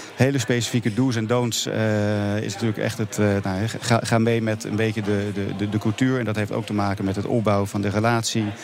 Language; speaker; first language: Dutch; native; Dutch